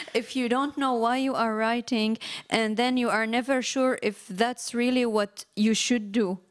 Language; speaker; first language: English; non-native, fluent; Arabic